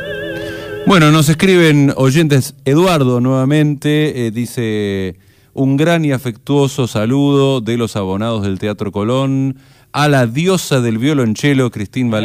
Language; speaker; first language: Spanish; native; Spanish